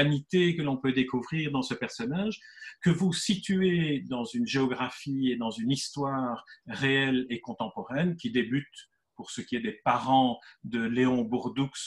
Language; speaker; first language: French; native; French